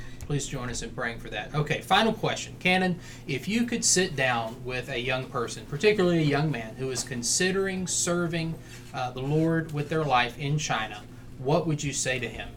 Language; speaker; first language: English; native; English